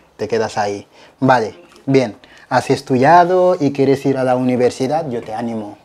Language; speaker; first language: Spanish; non-native, fluent; Wolof